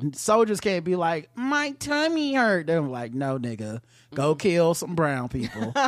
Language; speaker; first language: English; native; English